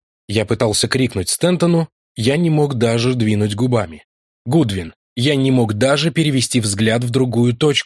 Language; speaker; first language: Russian; native; Russian